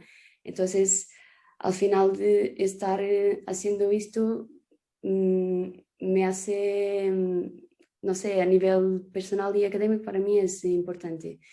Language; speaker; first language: Spanish; non-native, fluent; Portuguese